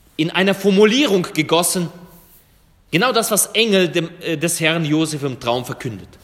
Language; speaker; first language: German; non-native, fluent; Russian